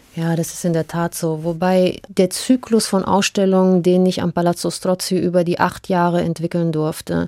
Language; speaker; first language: German; early bilingual, heritage; German